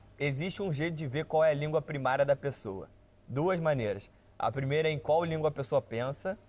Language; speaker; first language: Portuguese; native; Portuguese